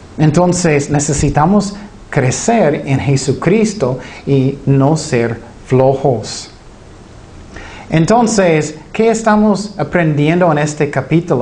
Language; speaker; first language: Spanish; non-native, fluent; English